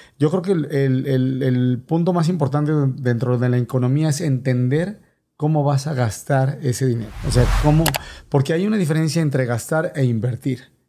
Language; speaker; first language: Spanish; native; Spanish